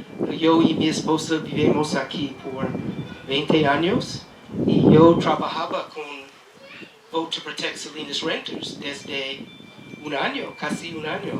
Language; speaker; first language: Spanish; non-native, learner; English